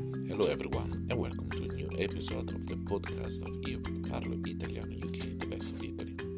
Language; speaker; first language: English; non-native, fluent; Italian